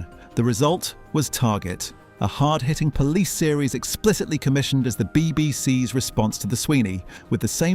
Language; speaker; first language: English; native; English